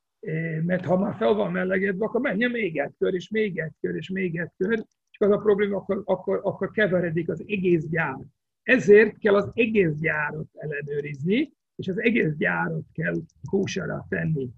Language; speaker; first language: Hungarian; non-native, fluent; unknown